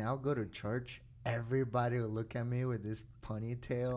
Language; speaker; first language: English; non-native, fluent; Portuguese